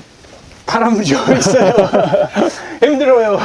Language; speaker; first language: Korean; non-native, learner; English